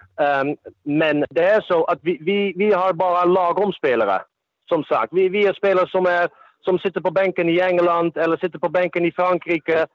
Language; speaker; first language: Swedish; non-native, fluent; Dutch